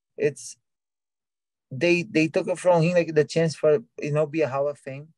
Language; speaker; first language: English; non-native, learner; Portuguese